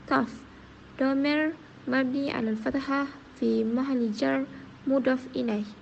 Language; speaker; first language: Arabic; non-native, learner; Malay